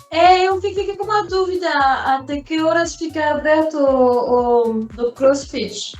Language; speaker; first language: Portuguese; non-native, fluent; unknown